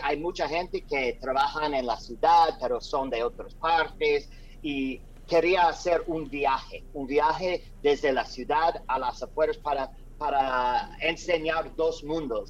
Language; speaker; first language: Spanish; non-native, learner; English